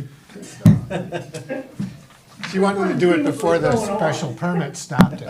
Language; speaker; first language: English; native; English